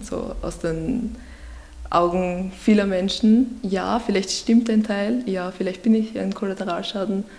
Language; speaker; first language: German; early bilingual, other home language; Persian